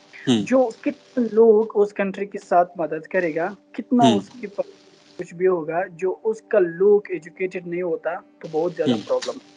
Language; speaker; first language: Hindi; non-native, fluent; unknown